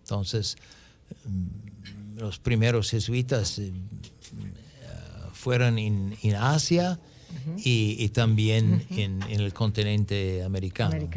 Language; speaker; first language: Spanish; non-native, fluent; English